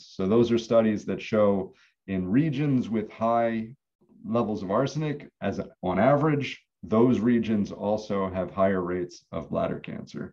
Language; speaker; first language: English; native; English